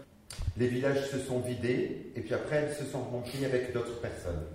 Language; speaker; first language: French; native; French